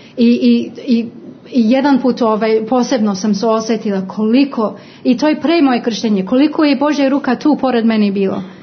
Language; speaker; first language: Croatian; non-native, fluent; English